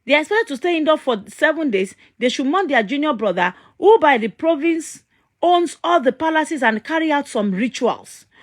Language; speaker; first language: English; non-native, local second language; Yoruba